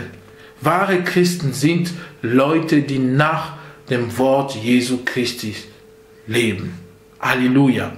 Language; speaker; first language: German; non-native, fluent; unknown